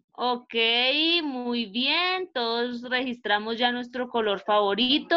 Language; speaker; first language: Spanish; native; Spanish